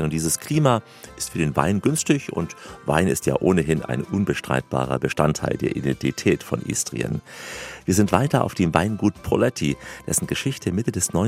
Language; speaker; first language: German; native; German